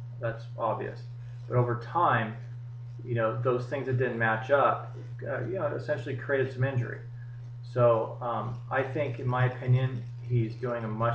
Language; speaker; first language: English; native; English